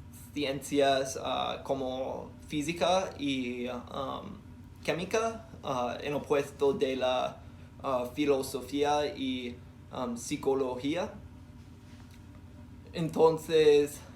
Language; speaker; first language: Spanish; non-native, learner; English